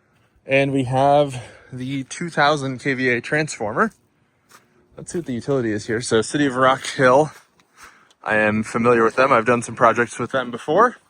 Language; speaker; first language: English; native; English